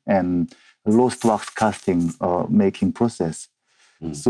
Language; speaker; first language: English; non-native, fluent; Korean